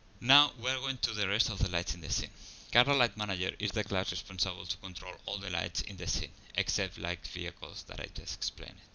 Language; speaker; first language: English; non-native, fluent; Spanish